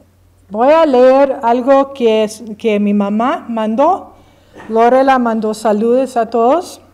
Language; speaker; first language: Spanish; early bilingual, heritage; English